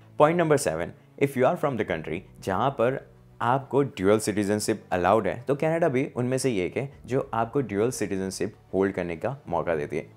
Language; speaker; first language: Hindi; native; Hindi